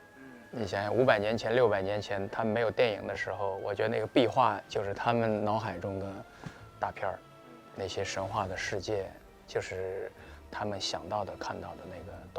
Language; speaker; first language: Chinese; native; Chinese